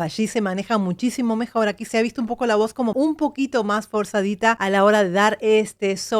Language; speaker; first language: Spanish; native; Spanish